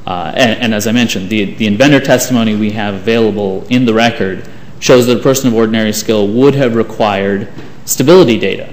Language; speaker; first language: English; native; English